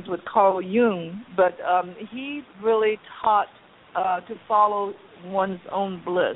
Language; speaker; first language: English; native; English